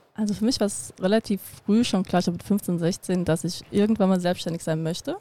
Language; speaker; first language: German; early bilingual, other home language; Russian